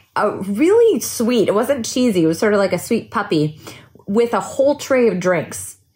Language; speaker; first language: English; native; English